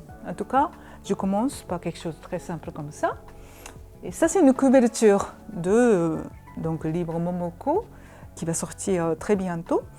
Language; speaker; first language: French; non-native, fluent; Japanese